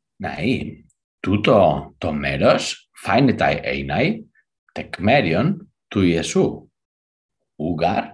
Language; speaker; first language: Greek; non-native, fluent; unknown